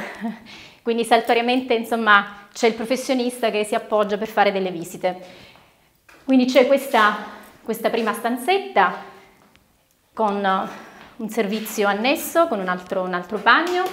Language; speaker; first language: Italian; native; Italian